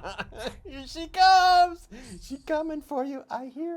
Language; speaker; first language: English; native; English